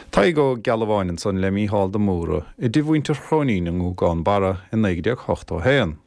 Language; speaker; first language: Irish; native; Irish